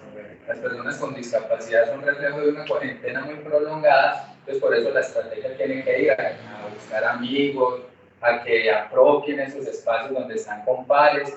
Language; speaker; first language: Spanish; native; Spanish